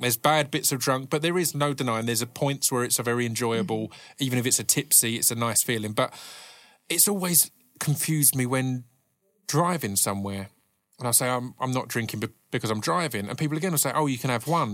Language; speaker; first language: English; native; English